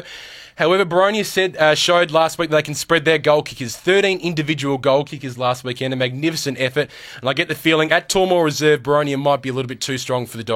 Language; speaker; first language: English; native; English